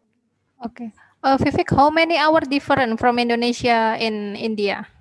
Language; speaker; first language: English; non-native, learner; Indonesian